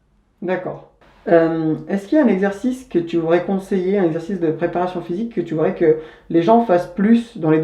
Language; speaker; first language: French; native; French